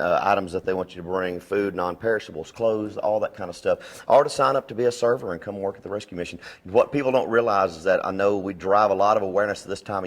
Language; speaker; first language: English; native; English